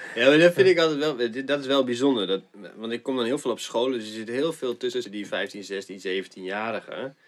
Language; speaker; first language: Dutch; native; Dutch